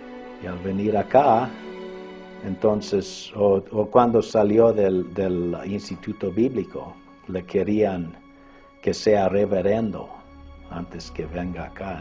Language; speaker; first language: Spanish; non-native, fluent; English